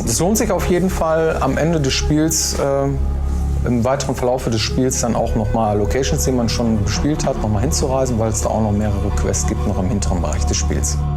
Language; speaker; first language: German; native; German